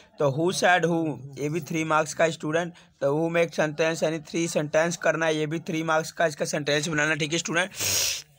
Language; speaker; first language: Hindi; non-native, local second language; Punjabi